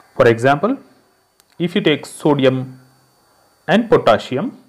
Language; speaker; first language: English; non-native, local second language; Telugu